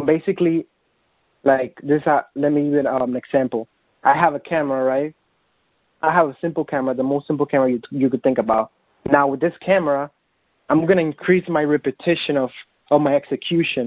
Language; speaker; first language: English; non-native, fluent; Spanish